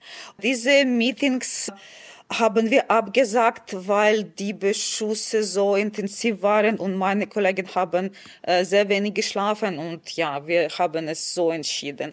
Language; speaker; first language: German; non-native, fluent; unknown